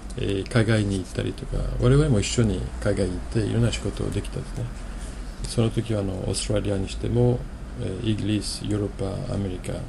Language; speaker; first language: Japanese; non-native, fluent; French